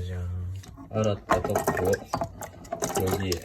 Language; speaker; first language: Korean; non-native, learner; Japanese